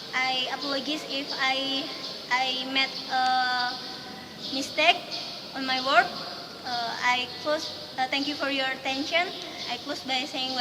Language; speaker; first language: English; non-native, learner; Indonesian